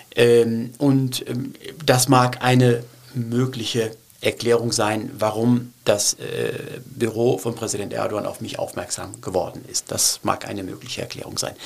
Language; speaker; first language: German; early bilingual, other home language; Turkish